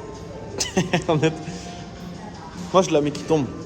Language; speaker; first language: French; native; French